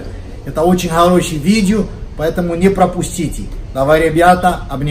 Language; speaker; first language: Russian; non-native, learner; Portuguese